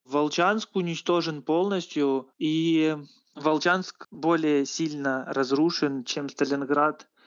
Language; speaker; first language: Russian; native; Russian